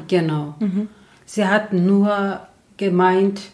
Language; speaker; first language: German; non-native, fluent; Turkish